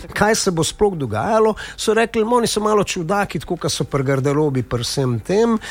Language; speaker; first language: Slovenian; native; Slovenian